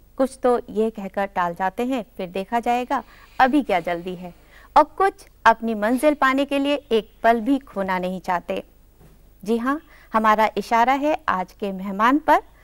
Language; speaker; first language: Hindi; native; Hindi